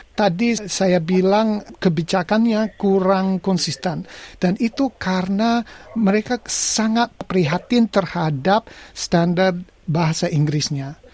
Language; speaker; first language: Indonesian; non-native, fluent; English